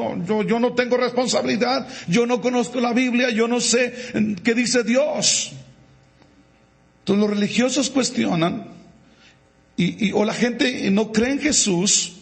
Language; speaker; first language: Spanish; native; Spanish